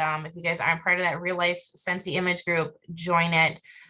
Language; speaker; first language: English; native; English